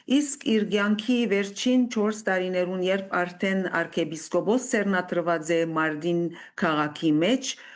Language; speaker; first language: Armenian; native; Armenian